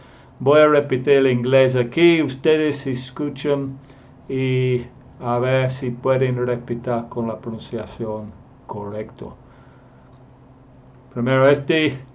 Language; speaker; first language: Spanish; non-native, fluent; English